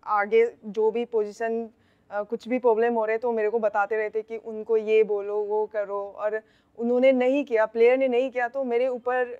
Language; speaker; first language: Hindi; non-native, local second language; Manipuri